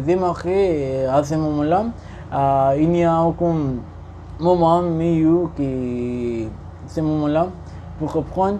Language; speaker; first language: French; non-native, learner; Spanish